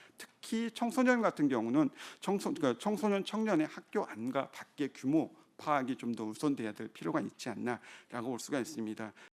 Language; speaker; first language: Korean; native; Korean